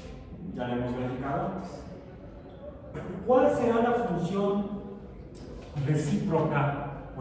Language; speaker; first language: Spanish; native; Spanish